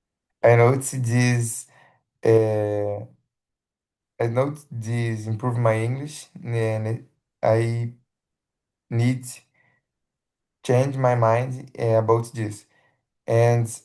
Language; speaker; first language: English; non-native, learner; Portuguese